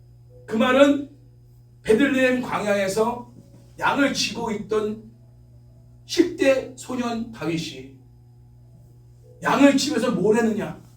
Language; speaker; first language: Korean; native; Korean